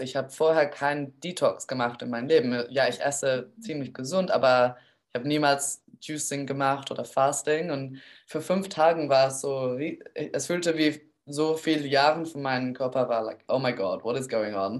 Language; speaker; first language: German; non-native, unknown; English